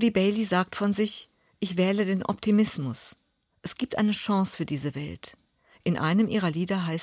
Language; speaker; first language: German; native; German